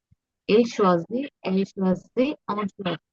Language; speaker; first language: French; non-native, learner; English